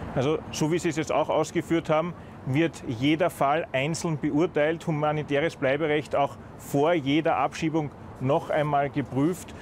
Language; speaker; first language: German; native; German